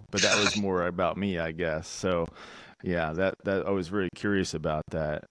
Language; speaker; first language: English; native; English